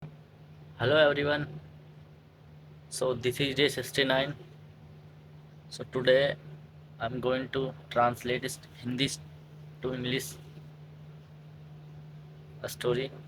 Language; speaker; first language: English; non-native, learner; Hindi